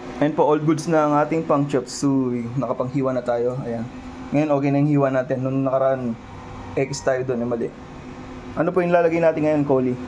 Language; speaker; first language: Filipino; non-native, local second language; Pampanga